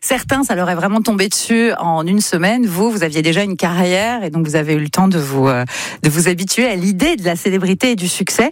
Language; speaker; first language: French; native; French